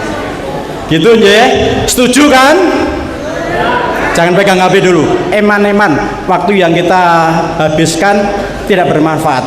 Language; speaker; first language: Indonesian; native; Indonesian